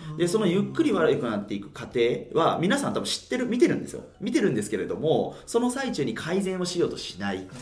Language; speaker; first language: Japanese; native; Japanese